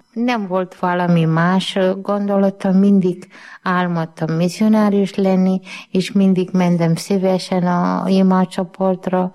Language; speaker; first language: Hungarian; non-native, learner; Malayalam